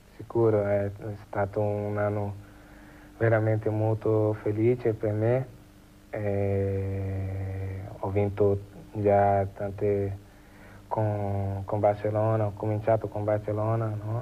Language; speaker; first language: Italian; non-native, learner; Portuguese